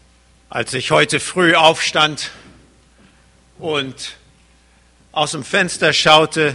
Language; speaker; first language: German; early bilingual, heritage; German